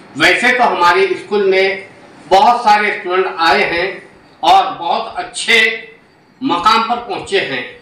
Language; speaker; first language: Hindi; non-native, local second language; Urdu